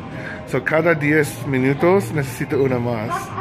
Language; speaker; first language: Spanish; non-native, learner; English